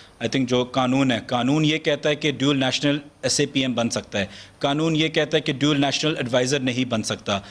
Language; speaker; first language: Urdu; early bilingual, heritage; Urdu